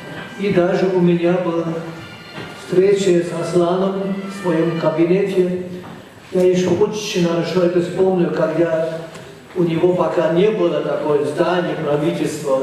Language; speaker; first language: Russian; non-native, fluent; German